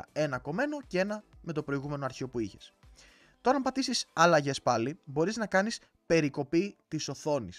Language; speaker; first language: Greek; native; Greek